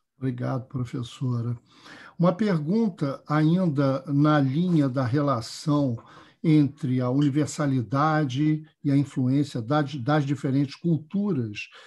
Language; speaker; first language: Portuguese; native; Portuguese